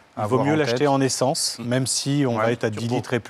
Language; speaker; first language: French; native; French